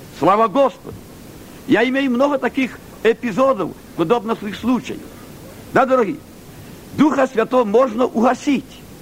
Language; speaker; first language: Russian; non-native, local second language; Ukrainian